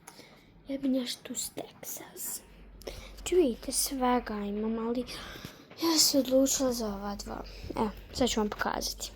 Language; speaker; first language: Bosnian; early bilingual, heritage; Bosnian